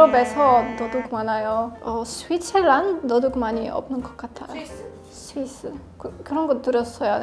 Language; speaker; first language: Korean; non-native, learner; Polish